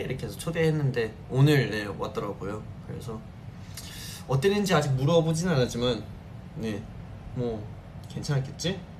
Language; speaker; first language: Korean; early bilingual, heritage; Korean